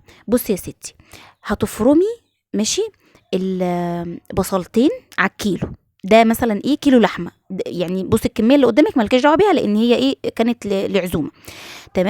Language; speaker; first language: Arabic; native; Arabic